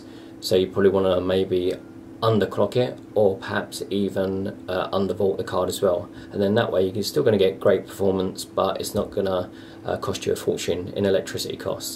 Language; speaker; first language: English; native; English